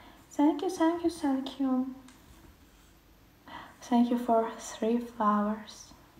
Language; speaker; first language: English; non-native, learner; Ukrainian